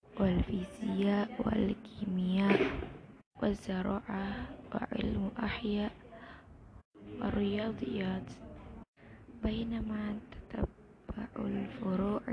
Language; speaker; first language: Arabic; non-native, learner; Indonesian